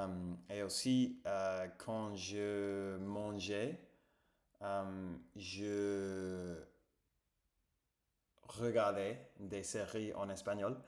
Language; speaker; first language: French; non-native, fluent; English